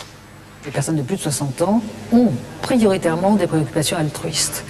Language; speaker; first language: French; native; French